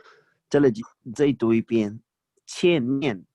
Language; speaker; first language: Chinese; non-native, fluent; Urdu